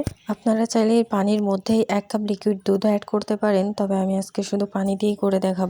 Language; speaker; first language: Bangla; native; Bangla